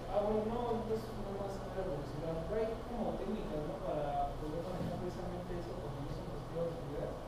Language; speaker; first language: Spanish; native; Spanish